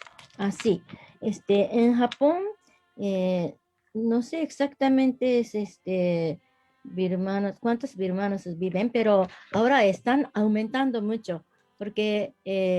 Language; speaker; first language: Spanish; non-native, learner; Japanese